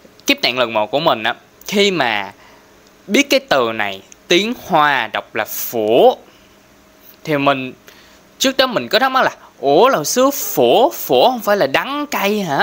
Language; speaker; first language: Vietnamese; non-native, local second language; Cantonese